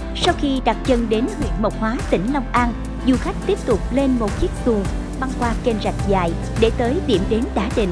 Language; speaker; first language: Vietnamese; native; Vietnamese